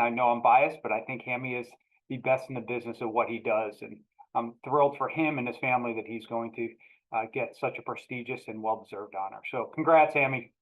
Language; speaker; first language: English; native; English